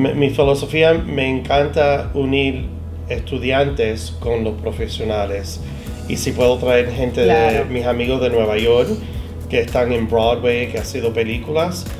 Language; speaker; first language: Spanish; early bilingual, heritage; Spanish